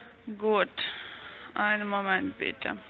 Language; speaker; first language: German; non-native, learner; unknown